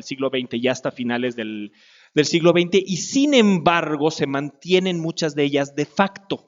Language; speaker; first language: Spanish; native; Spanish